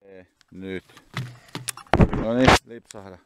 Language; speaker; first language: Finnish; native; Finnish